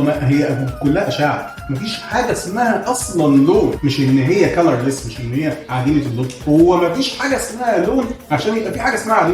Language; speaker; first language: Arabic; native; Arabic